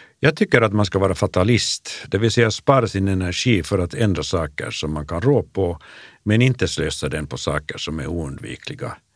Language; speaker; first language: Swedish; native; Swedish